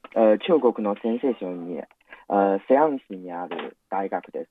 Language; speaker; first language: Japanese; non-native, fluent; Chinese